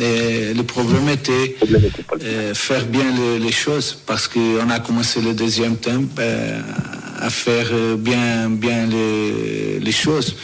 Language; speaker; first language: French; non-native, learner; Portuguese